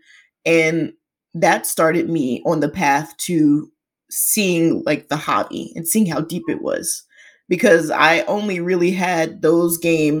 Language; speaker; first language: English; native; English